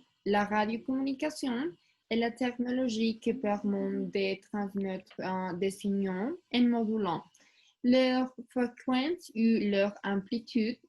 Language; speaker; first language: French; non-native, learner; Spanish